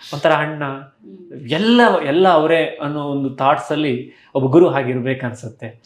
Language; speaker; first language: Kannada; native; Kannada